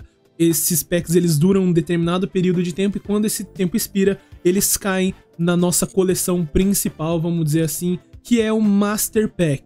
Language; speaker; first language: Portuguese; native; Portuguese